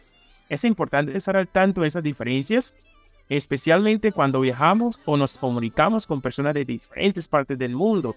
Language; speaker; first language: Spanish; native; Spanish